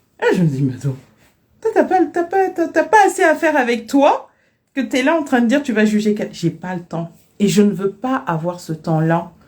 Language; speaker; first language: French; native; French